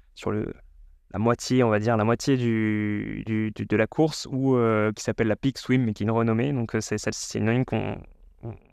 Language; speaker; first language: French; native; French